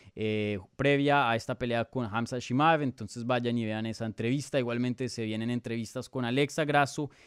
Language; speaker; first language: Spanish; native; Spanish